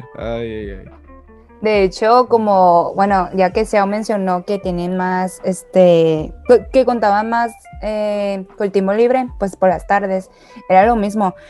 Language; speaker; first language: Spanish; early bilingual, other home language; Chinese